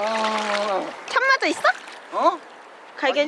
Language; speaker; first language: Korean; native; Korean